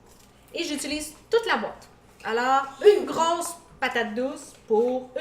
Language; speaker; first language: French; native; French